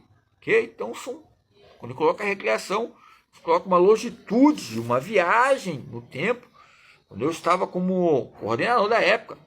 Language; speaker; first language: Portuguese; native; Portuguese